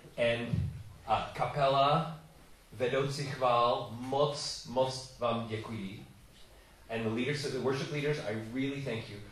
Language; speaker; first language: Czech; non-native, learner; English